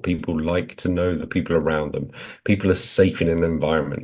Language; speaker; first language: English; native; English